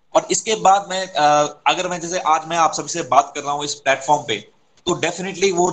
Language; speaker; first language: Hindi; native; Hindi